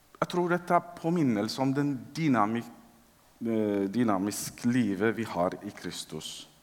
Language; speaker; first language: Norwegian; non-native, fluent; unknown